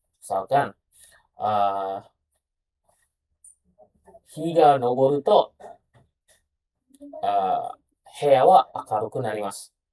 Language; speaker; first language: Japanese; non-native, learner; Indonesian